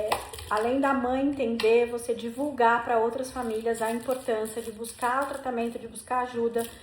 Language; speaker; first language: Portuguese; native; Portuguese